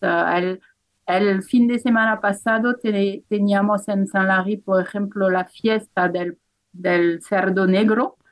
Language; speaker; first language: Spanish; non-native, fluent; French